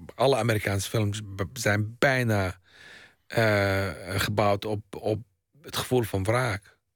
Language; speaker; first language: Dutch; non-native, fluent; Arabic